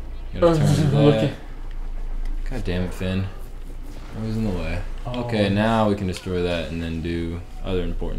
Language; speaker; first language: English; native; English